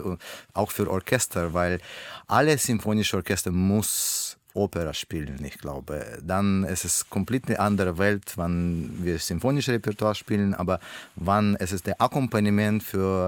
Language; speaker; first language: German; non-native, fluent; Russian